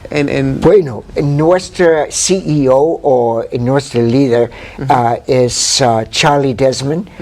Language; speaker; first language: Spanish; non-native, fluent; English